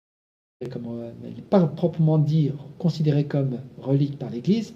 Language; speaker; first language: French; native; French